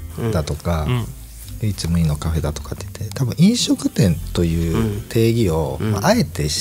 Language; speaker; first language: Japanese; native; Japanese